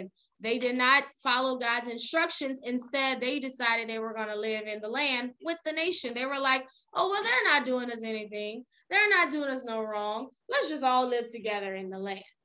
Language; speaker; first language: English; native; English